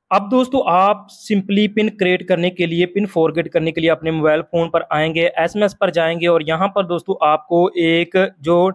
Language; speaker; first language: Hindi; non-native, local second language; Punjabi